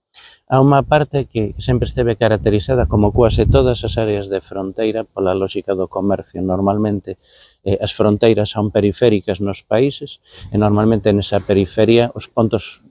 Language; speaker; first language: Galician; native; Galician